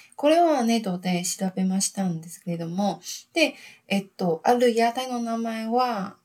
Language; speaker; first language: Japanese; non-native, fluent; Chinese